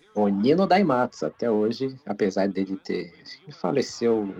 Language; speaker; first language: Portuguese; native; Portuguese